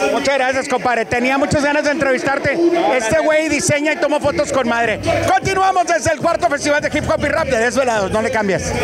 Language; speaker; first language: Spanish; native; Spanish